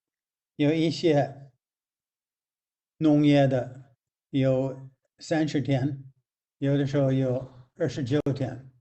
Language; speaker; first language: Chinese; non-native, fluent; English